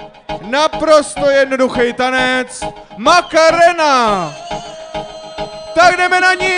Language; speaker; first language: Czech; native; Czech